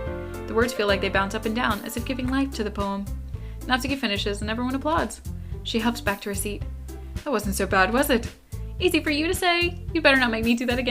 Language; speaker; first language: English; native; English